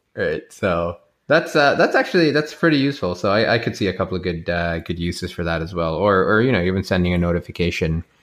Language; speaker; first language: English; native; English